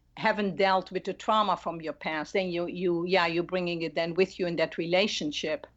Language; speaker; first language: English; non-native, fluent; Dutch